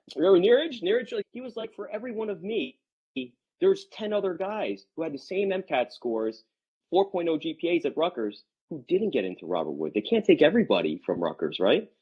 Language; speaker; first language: English; native; English